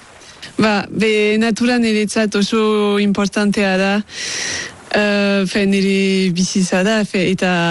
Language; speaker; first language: Basque; non-native, local second language; French